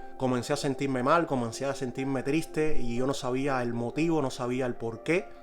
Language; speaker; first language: Spanish; native; Spanish